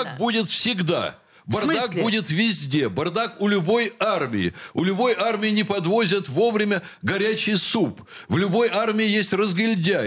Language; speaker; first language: Russian; native; Russian